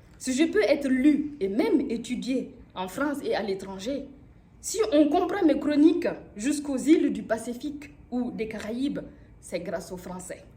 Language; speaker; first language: French; non-native, local second language; Mossi